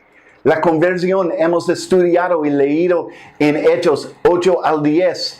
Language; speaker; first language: Spanish; non-native, fluent; English